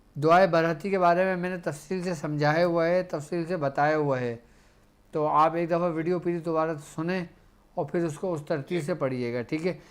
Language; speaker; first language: Urdu; native; Urdu